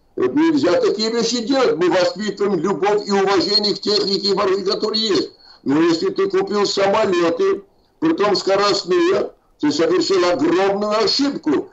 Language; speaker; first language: Russian; non-native, local second language; Armenian